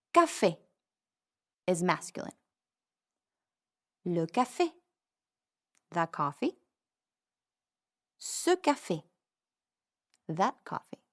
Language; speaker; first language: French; non-native, fluent; English